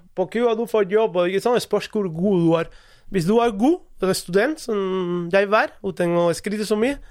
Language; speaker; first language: Norwegian; non-native, fluent; Spanish